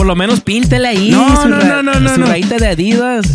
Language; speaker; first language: Spanish; early bilingual, other home language; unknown